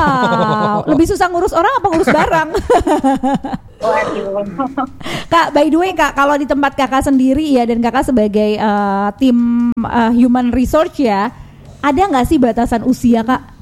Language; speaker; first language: Indonesian; native; Indonesian